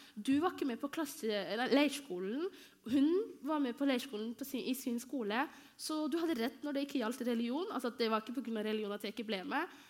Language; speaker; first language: Norwegian; early bilingual, other home language; Somali